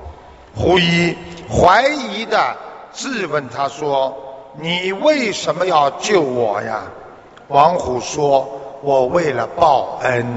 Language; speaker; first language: Chinese; native; Chinese